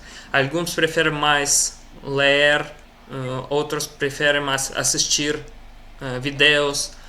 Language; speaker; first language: Portuguese; non-native, learner; Russian